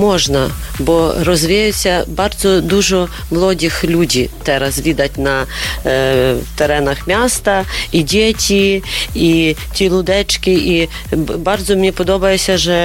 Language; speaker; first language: Polish; non-native, learner; Ukrainian